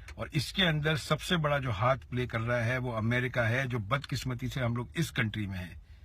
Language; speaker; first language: Hindi; native; Hindi